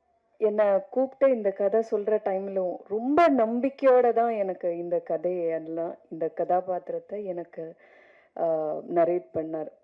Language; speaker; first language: Tamil; non-native, fluent; Malayalam